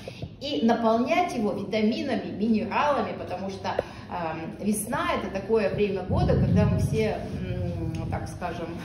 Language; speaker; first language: Russian; native; Russian